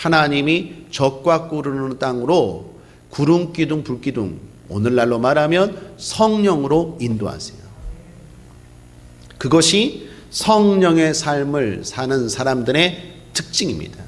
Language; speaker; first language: Korean; native; Korean